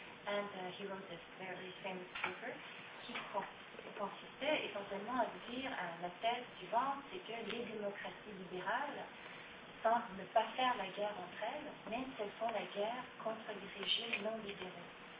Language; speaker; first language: French; native; French